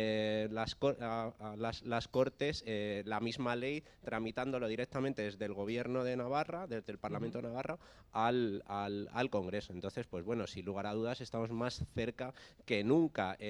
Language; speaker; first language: Spanish; native; Spanish